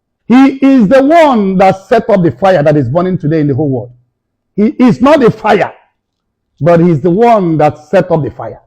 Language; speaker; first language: English; non-native, local second language; Igbo